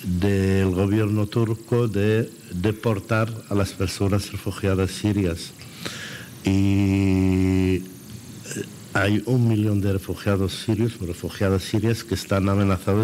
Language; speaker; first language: Spanish; non-native, fluent; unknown